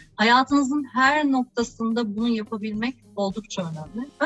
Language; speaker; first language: Turkish; native; Turkish